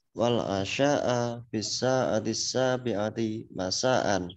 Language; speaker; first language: Arabic; non-native, learner; Indonesian